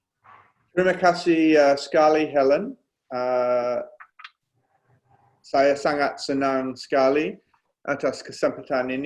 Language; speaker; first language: Indonesian; non-native, fluent; English